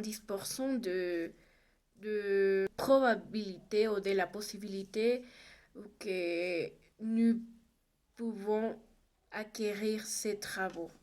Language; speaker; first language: French; non-native, learner; Spanish